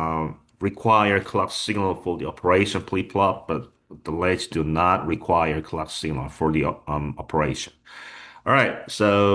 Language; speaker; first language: English; non-native, fluent; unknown